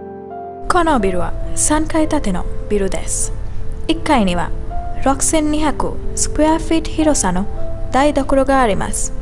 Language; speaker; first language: Japanese; non-native, learner; Sinhala